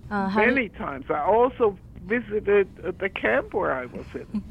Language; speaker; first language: English; early bilingual, other home language; German